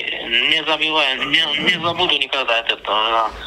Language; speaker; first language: Russian; non-native, local second language; Turkmen